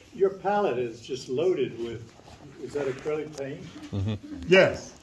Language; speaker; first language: English; native; English